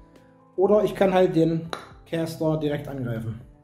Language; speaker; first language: German; native; German